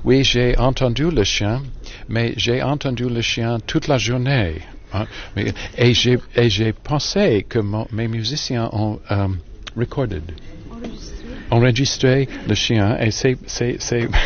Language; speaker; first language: French; non-native, learner; English